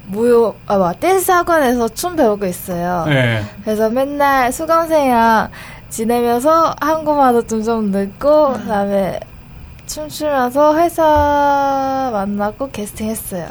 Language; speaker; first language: Korean; non-native, learner; Chinese